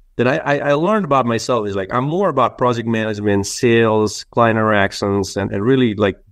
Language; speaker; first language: English; non-native, local second language; Nepali